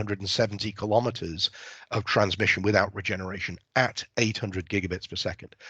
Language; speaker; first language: English; native; English